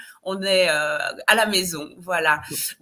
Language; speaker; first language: French; native; French